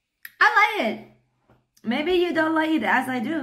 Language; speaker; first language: English; non-native, learner; Thai